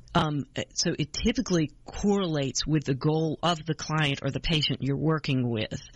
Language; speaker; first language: English; native; English